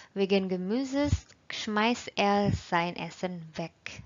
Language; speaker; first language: German; non-native, fluent; Indonesian